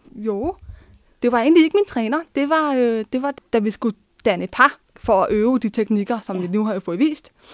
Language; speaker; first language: Danish; early bilingual, other home language; Turkish